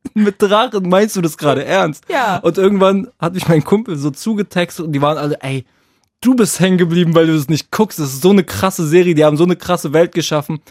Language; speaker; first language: German; early bilingual, other home language; Arabic